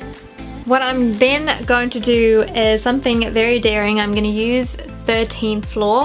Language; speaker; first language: English; early bilingual, other home language; Sinhala